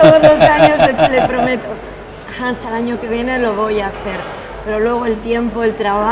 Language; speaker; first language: Spanish; native; Spanish